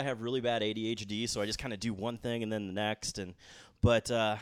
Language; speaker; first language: English; native; English